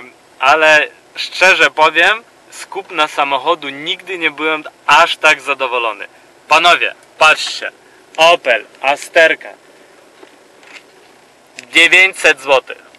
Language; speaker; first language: Polish; non-native, fluent; Russian